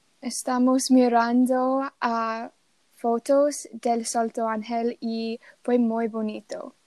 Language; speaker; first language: Spanish; non-native, learner; English